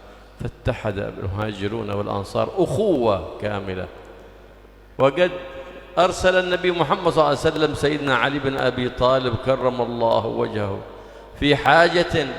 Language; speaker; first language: Arabic; native; Arabic